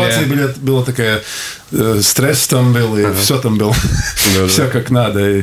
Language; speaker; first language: Russian; non-native, local second language; Latvian